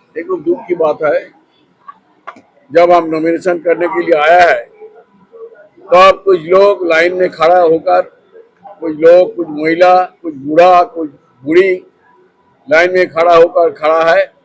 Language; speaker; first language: Hindi; non-native, local second language; Bangla